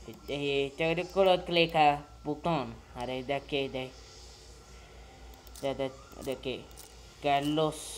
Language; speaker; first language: Spanish; non-native, learner; Portuguese